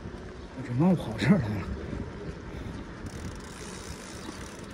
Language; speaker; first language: Chinese; native; Chinese